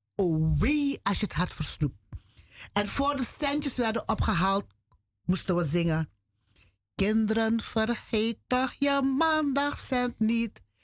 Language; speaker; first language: Dutch; native; Dutch